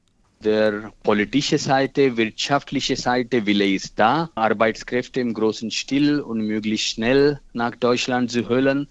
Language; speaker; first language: German; non-native, fluent; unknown